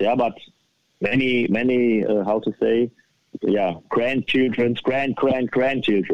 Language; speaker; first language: English; non-native, fluent; German